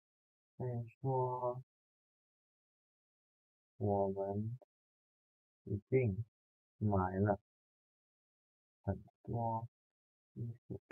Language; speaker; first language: Chinese; non-native, fluent; Indonesian